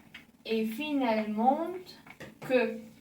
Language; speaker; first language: French; non-native, learner; Spanish